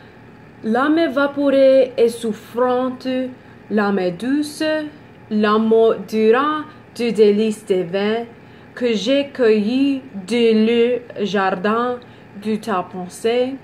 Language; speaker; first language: French; non-native, learner; English